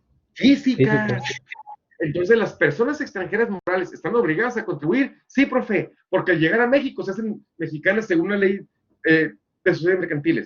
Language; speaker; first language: Spanish; native; Spanish